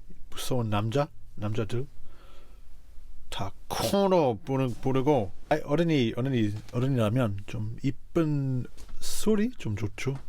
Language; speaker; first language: Korean; non-native, fluent; English